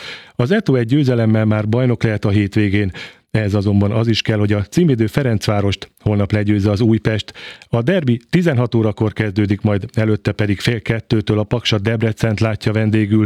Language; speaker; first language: Hungarian; native; Hungarian